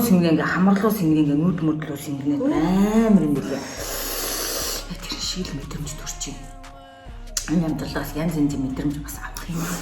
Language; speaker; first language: Mongolian; native; Mongolian